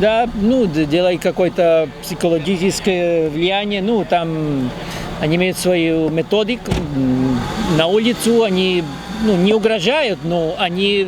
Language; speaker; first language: Russian; non-native, fluent; Spanish